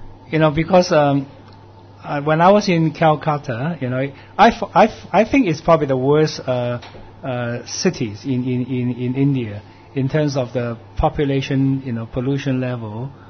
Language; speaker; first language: English; non-native, local second language; Cantonese